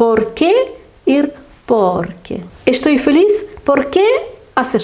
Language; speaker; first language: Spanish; non-native, fluent; Lithuanian